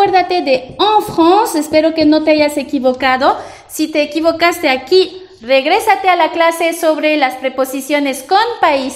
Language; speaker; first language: Spanish; non-native, fluent; French